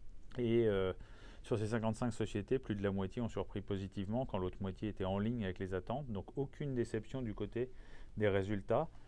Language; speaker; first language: French; native; French